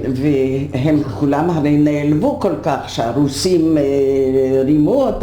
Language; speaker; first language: Hebrew; non-native, fluent; Polish